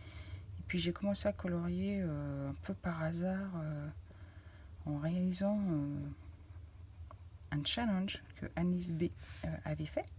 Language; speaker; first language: French; native; French